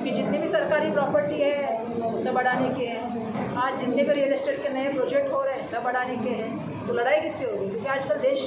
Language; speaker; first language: Hindi; non-native, local second language; Marathi